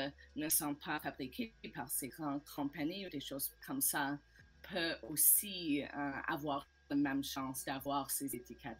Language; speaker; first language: French; non-native, local second language; English